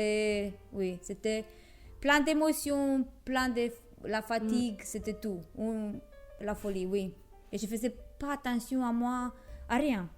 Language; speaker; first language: French; non-native, fluent; Romanian